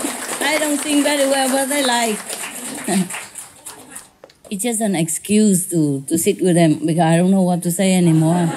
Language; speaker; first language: English; non-native, fluent; Vietnamese